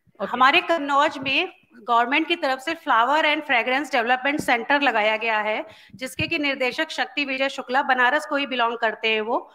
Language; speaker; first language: Hindi; native; Hindi